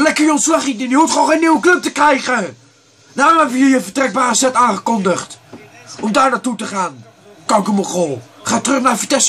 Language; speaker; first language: Dutch; native; Dutch